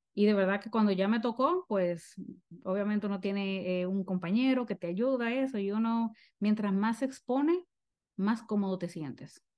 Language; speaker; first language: Spanish; native; Spanish